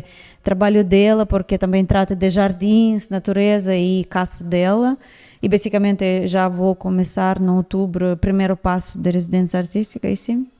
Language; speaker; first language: Portuguese; non-native, fluent; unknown